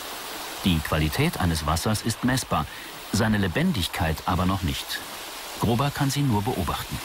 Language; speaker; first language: German; native; German